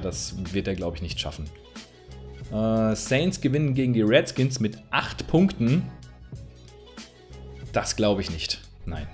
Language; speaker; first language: German; native; German